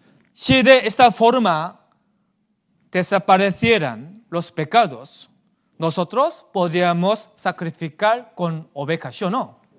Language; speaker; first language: Spanish; non-native, fluent; Korean